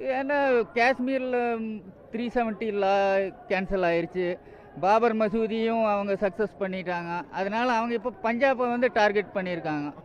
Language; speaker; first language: Tamil; non-native, fluent; Punjabi